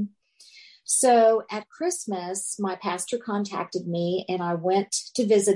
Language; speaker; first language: English; native; English